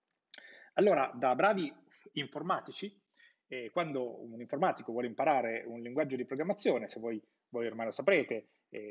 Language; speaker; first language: Italian; native; Italian